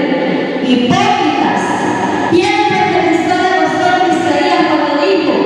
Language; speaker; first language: Spanish; native; Spanish